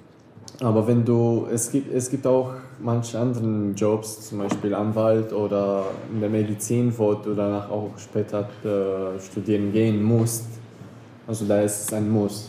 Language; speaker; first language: German; non-native, local second language; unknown